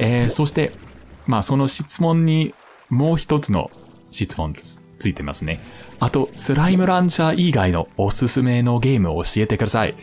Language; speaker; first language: Japanese; non-native, fluent; English